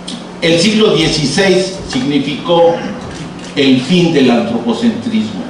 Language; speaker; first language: Spanish; native; Spanish